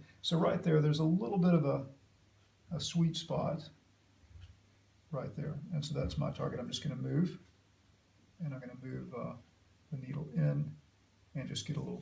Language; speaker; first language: English; native; English